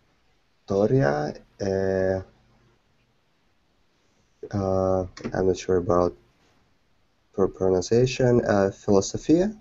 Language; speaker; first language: English; non-native, fluent; Russian